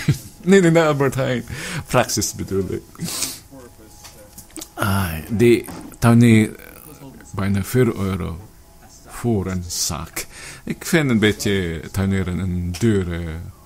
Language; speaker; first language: Dutch; non-native, learner; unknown